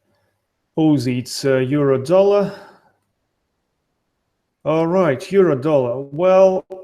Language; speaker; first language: English; non-native, fluent; Russian